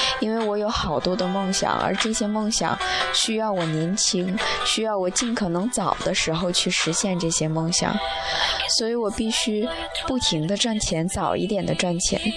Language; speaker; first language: Chinese; native; Chinese